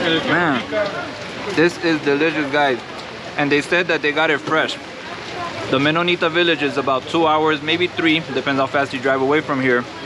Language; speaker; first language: English; early bilingual, other home language; Spanish